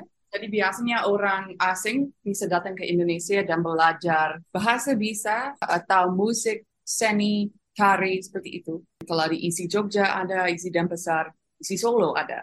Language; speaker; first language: Indonesian; non-native, fluent; English